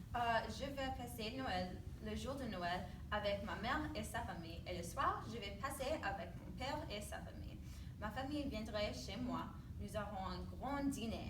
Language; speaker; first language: French; non-native, learner; English